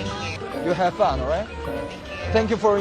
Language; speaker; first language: English; non-native, fluent; Korean